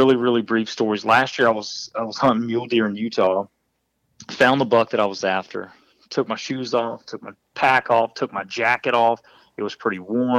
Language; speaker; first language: English; native; English